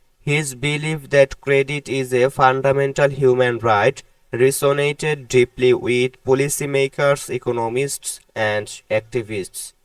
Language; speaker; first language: English; non-native, local second language; Bangla